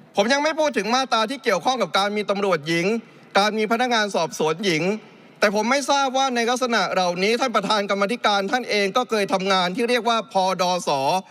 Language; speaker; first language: Thai; native; Thai